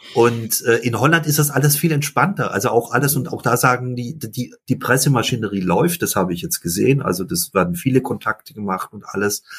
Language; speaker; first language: German; early bilingual, other home language; Dutch